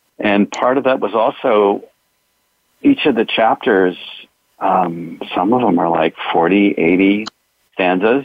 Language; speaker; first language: English; native; English